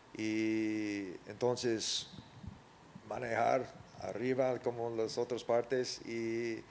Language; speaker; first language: Spanish; early bilingual, other home language; English